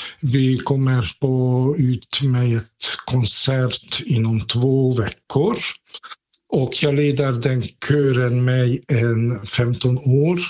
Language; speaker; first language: Swedish; non-native, fluent; Hungarian